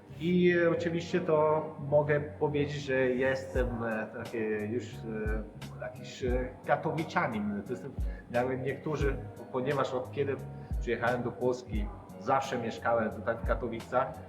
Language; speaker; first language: Polish; non-native, fluent; Italian